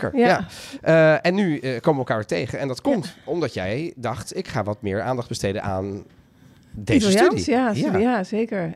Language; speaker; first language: Dutch; native; Dutch